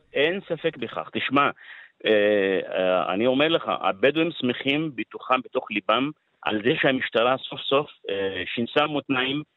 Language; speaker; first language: Hebrew; non-native, local second language; Arabic